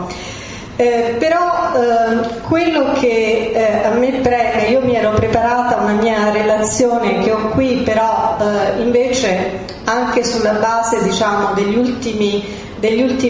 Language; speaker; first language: Italian; native; Italian